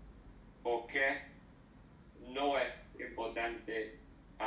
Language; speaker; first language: Spanish; non-native, learner; English